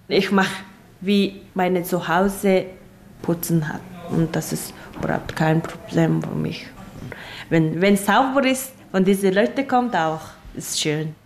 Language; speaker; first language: German; non-native, learner; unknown